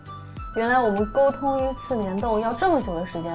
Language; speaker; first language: Chinese; native; Chinese